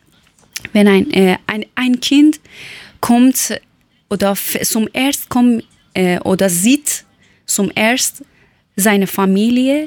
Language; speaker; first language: German; non-native, learner; Persian